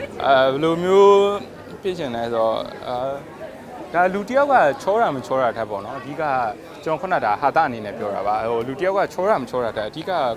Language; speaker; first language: Burmese; native; Burmese